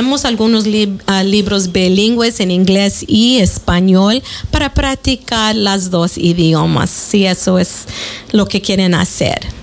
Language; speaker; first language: Spanish; early bilingual, heritage; Spanish